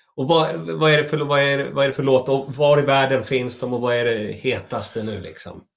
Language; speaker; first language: Swedish; native; Swedish